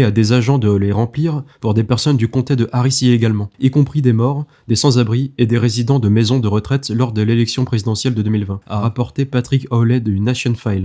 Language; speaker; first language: French; native; French